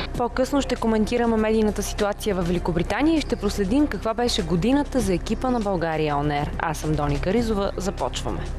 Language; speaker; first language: Bulgarian; native; Bulgarian